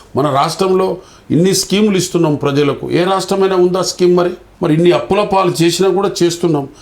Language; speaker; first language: Telugu; non-native, local second language; Lambadi